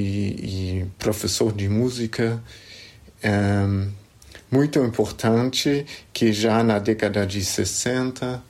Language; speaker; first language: Portuguese; non-native, fluent; German